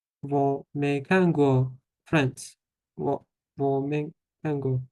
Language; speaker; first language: Chinese; non-native, learner; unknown